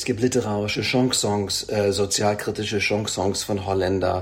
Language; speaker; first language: German; non-native, fluent; English